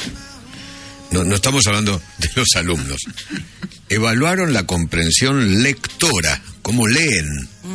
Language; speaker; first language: Spanish; native; Spanish